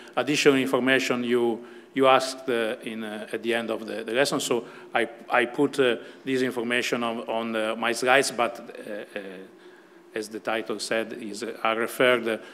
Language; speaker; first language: English; non-native, fluent; Italian